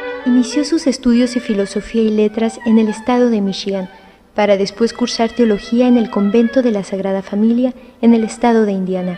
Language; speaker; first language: Spanish; native; Spanish